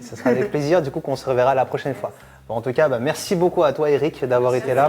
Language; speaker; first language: French; native; French